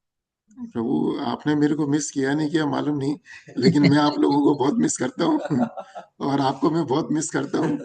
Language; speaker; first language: Hindi; native; Hindi